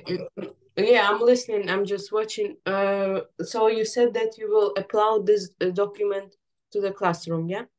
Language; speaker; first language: English; non-native, fluent; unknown